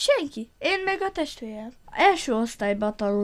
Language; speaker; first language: Hungarian; non-native, local second language; Romanian